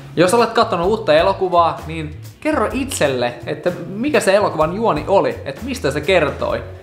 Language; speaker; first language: Finnish; non-native, fluent; Russian